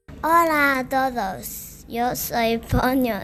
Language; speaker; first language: Spanish; non-native, learner; Chinese